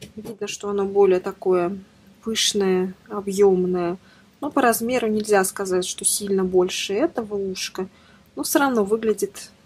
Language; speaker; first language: Russian; native; Russian